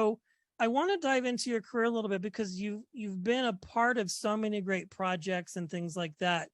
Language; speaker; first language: English; native; English